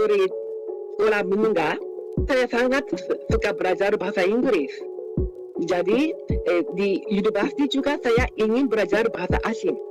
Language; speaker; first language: Indonesian; non-native, fluent; Japanese